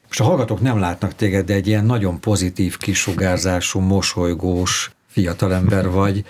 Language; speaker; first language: Hungarian; native; Hungarian